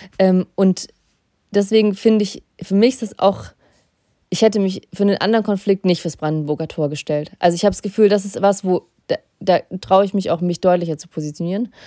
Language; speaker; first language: German; early bilingual, other home language; Russian